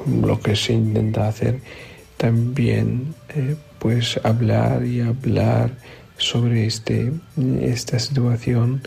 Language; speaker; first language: Spanish; non-native, fluent; Polish